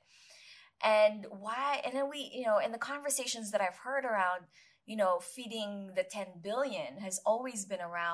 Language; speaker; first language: English; non-native, local second language; Filipino